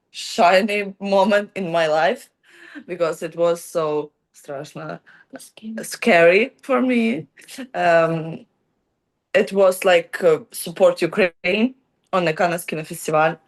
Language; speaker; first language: English; non-native, learner; Ukrainian